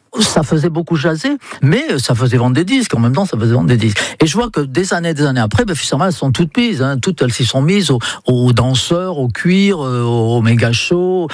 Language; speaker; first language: French; non-native, fluent; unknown